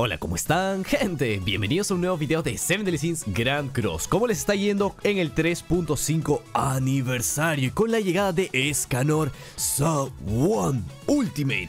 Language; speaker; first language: Spanish; native; Spanish